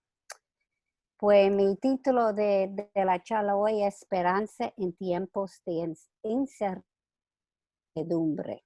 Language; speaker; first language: Spanish; non-native, fluent; English